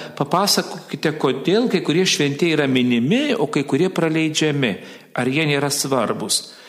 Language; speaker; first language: Lithuanian; native; Lithuanian